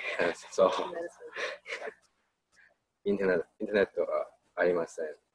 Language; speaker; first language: Japanese; non-native, learner; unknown